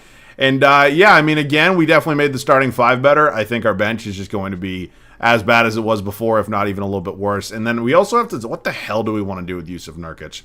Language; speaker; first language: English; native; English